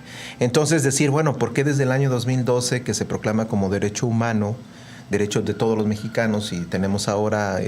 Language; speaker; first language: Spanish; native; Spanish